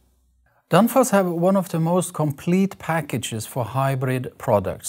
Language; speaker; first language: English; non-native, fluent; Norwegian